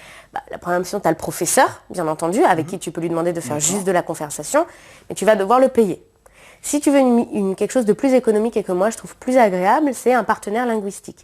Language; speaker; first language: French; native; French